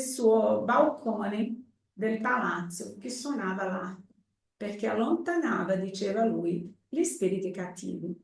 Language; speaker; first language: Italian; non-native, fluent; Portuguese